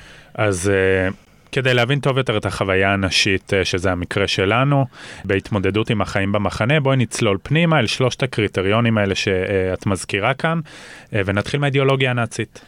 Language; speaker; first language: Hebrew; native; Hebrew